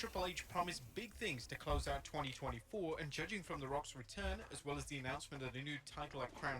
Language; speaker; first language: English; native; English